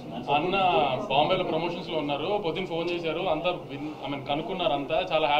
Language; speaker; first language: Telugu; native; Telugu